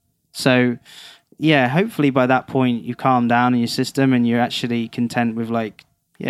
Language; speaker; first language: English; native; English